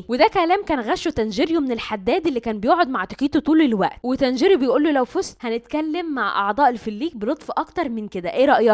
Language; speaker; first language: Arabic; native; Arabic